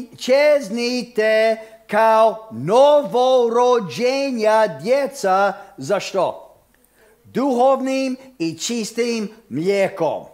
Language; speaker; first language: Croatian; early bilingual, heritage; Croatian